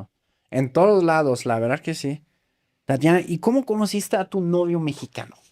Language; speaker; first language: Spanish; non-native, fluent; German